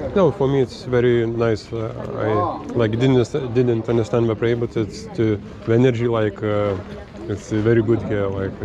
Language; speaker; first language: English; non-native, learner; Lithuanian